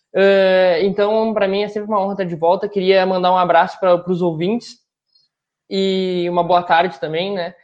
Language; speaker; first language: Portuguese; native; Portuguese